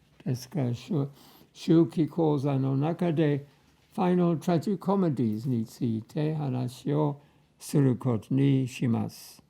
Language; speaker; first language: Japanese; non-native, fluent; English